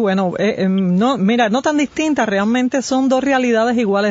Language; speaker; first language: Spanish; native; Spanish